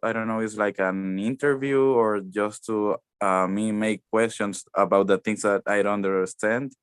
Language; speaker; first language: English; non-native, learner; Spanish